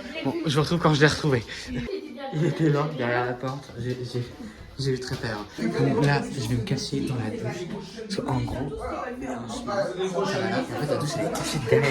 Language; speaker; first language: French; native; French